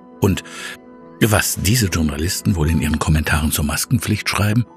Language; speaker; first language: German; native; German